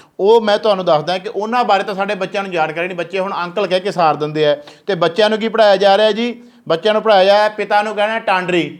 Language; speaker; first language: Punjabi; native; Punjabi